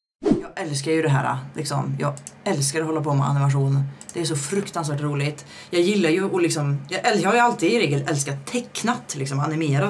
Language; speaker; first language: Swedish; native; Swedish